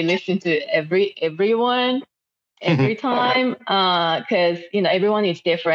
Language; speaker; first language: English; non-native, fluent; Japanese